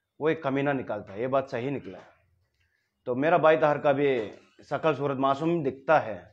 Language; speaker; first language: Hindi; non-native, local second language; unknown